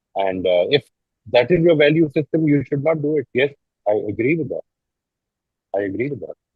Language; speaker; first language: English; non-native, local second language; Urdu